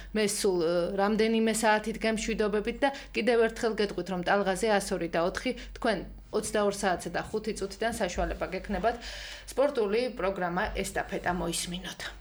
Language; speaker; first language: Georgian; native; Georgian